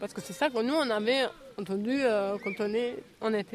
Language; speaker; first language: French; non-native, fluent; Albanian